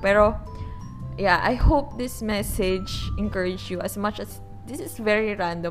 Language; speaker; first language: English; non-native, local second language; Filipino